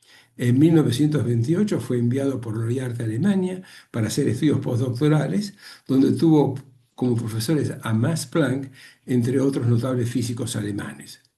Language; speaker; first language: Spanish; native; Spanish